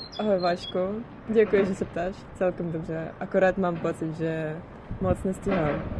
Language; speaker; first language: Czech; non-native, fluent; Russian